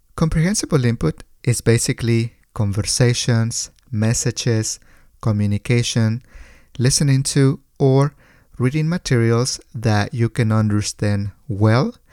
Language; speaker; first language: English; non-native, fluent; Spanish